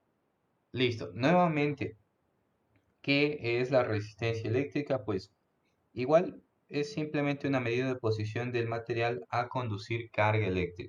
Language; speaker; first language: Spanish; native; Spanish